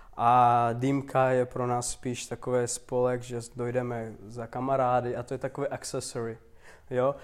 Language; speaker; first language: Czech; non-native, fluent; Turkmen